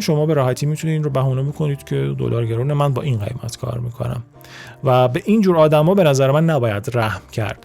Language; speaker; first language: Persian; native; Persian